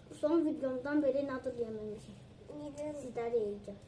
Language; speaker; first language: Turkish; early bilingual, other home language; Persian